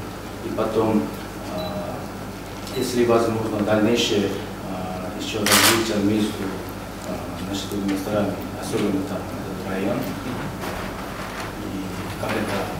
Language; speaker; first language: Russian; non-native, learner; Korean